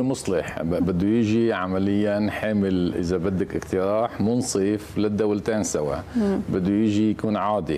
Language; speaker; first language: Arabic; native; Arabic